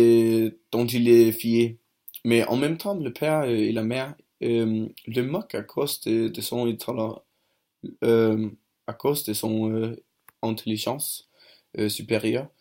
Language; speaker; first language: French; non-native, learner; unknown